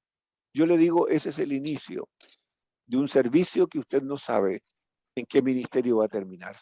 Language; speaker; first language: Spanish; native; Spanish